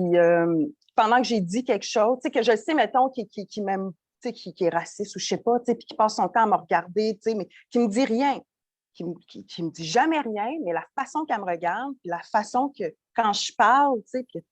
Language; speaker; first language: French; native; French